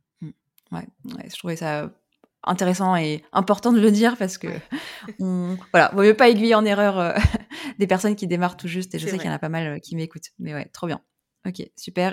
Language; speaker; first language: French; native; French